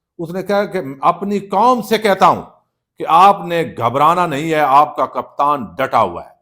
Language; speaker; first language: Urdu; non-native, local second language; Punjabi